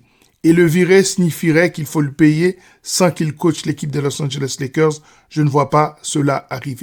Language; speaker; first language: French; native; French